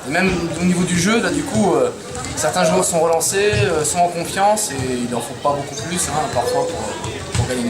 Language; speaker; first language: French; native; French